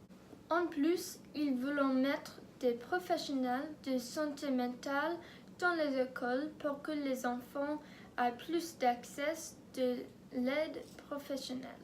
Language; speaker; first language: French; non-native, learner; English